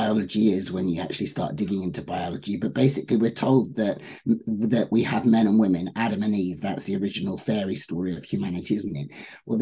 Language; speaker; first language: English; native; English